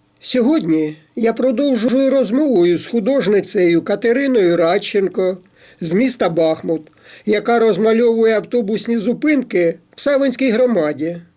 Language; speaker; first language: Ukrainian; native; Ukrainian